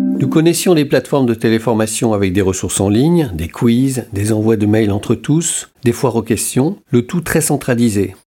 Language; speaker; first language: French; native; French